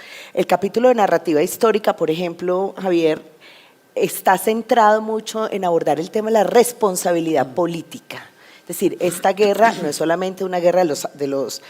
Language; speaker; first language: Spanish; native; Spanish